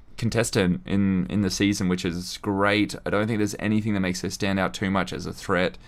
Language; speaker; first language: English; native; English